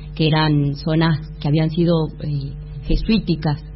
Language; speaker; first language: Spanish; native; Spanish